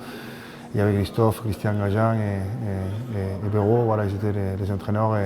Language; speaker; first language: French; non-native, fluent; Spanish